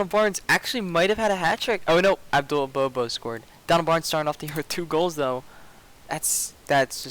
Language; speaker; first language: English; native; English